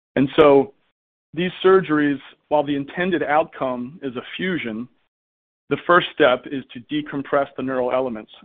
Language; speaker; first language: English; native; English